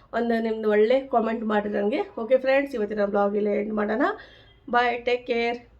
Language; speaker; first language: Kannada; native; Kannada